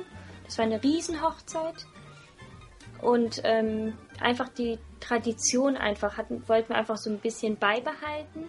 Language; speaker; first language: German; early bilingual, other home language; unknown